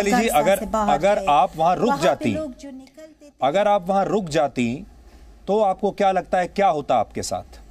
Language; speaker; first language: Hindi; native; Hindi